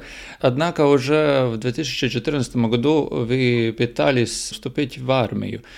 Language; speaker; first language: Russian; non-native, local second language; Latvian